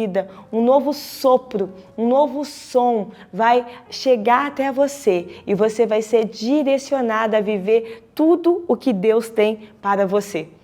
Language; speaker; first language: Portuguese; native; Portuguese